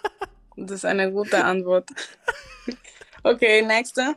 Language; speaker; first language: German; non-native, learner; Spanish